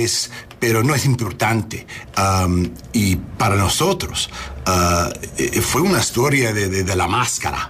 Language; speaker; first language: Spanish; non-native, learner; English